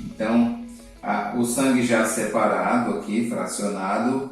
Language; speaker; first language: Portuguese; native; Portuguese